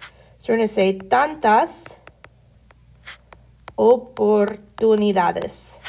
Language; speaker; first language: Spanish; non-native, fluent; English